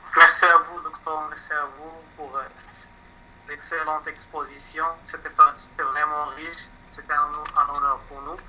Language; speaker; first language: French; non-native, local second language; Arabic